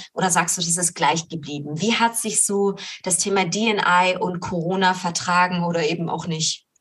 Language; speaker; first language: German; early bilingual, other home language; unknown